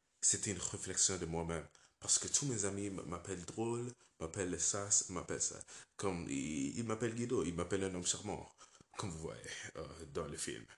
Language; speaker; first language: French; non-native, learner; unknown